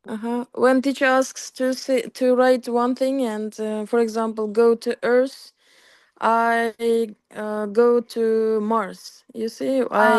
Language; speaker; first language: English; non-native, fluent; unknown